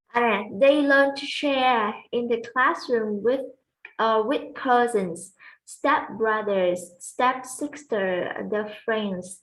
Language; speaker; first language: English; non-native, fluent; Vietnamese